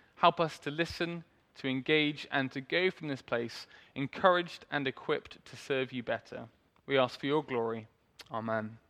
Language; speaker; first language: English; native; English